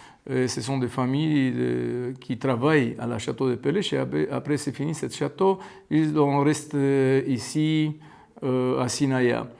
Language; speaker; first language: French; non-native, learner; Romanian